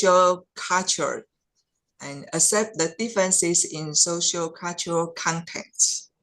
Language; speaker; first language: English; non-native, fluent; Chinese